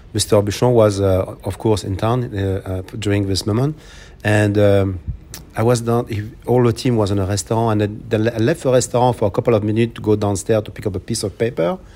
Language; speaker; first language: English; non-native, fluent; French